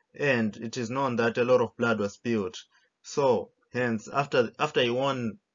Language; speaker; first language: English; non-native, local second language; Shona